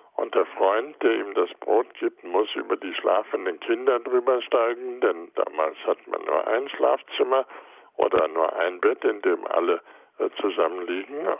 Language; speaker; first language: German; native; German